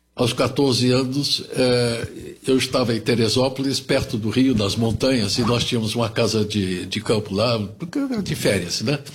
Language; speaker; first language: Portuguese; early bilingual, other home language; German